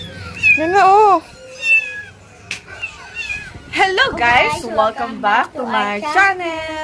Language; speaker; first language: Filipino; native; Filipino